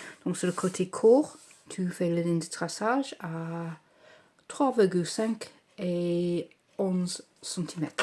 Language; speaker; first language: French; non-native, learner; English